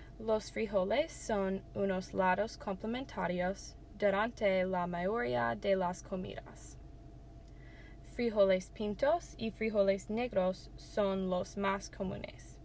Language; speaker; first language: Spanish; non-native, learner; English